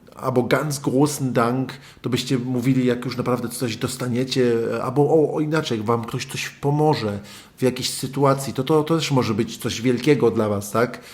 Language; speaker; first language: Polish; early bilingual, other home language; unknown